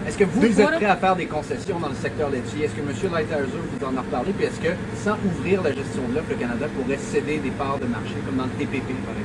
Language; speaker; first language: French; native; French